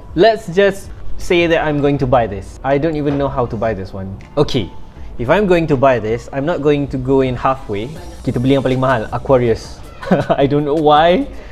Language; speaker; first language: English; non-native, local second language; Malay